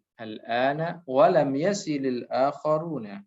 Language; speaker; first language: Arabic; non-native, fluent; Indonesian